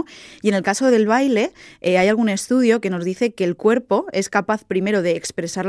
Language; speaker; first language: Spanish; native; Spanish